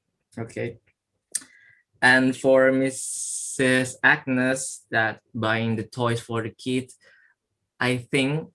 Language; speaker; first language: English; non-native, learner; Indonesian